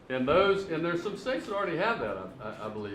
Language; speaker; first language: English; native; English